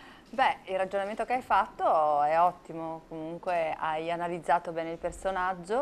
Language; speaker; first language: Italian; native; Italian